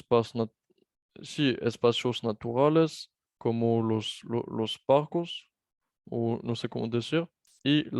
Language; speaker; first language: Spanish; non-native, fluent; French